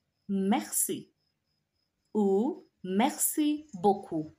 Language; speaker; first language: French; non-native, learner; Swahili